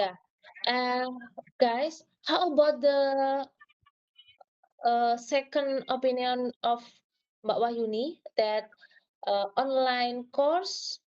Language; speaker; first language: English; non-native, learner; Indonesian